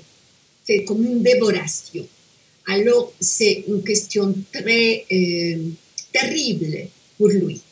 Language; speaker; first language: French; non-native, fluent; Spanish